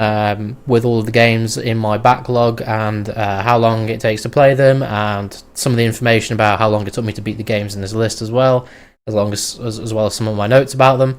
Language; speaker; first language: English; native; English